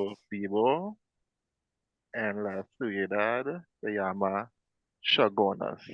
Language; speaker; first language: Spanish; non-native, learner; English